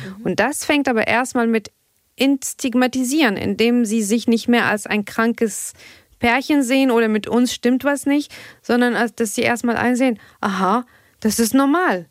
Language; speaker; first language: German; non-native, fluent; Arabic